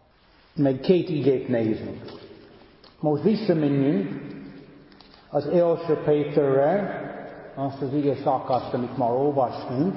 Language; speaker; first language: Hungarian; non-native, fluent; English